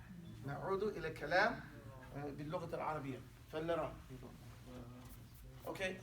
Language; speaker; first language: Arabic; non-native, fluent; English